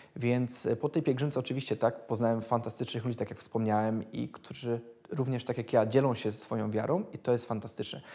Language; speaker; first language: Polish; native; Polish